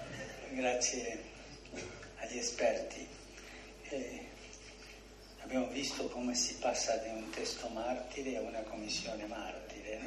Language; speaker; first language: Italian; non-native, fluent; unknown